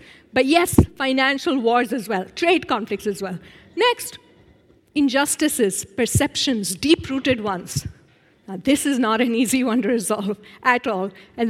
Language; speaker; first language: English; non-native, local second language; Urdu